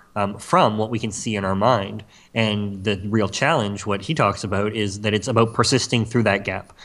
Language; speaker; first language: English; native; English